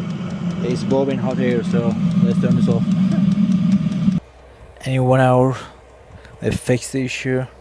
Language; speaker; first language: English; non-native, fluent; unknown